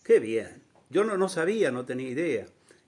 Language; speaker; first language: Spanish; native; Spanish